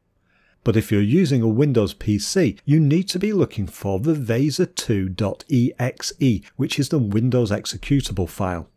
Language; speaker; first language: English; native; English